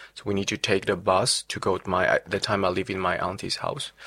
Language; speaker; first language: English; non-native, fluent; Chinese